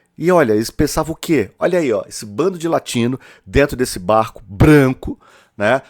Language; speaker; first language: Portuguese; native; Portuguese